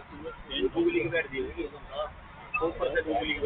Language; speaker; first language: Hindi; native; Hindi